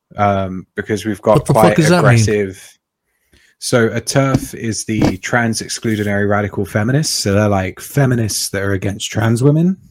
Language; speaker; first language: English; native; English